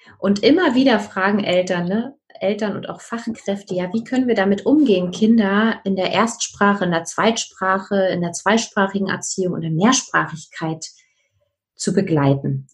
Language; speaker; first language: German; native; German